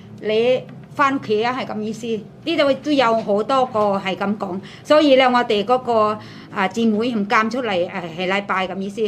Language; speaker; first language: Cantonese; non-native, fluent; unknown